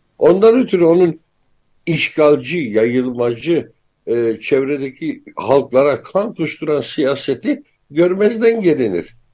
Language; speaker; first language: Turkish; native; Turkish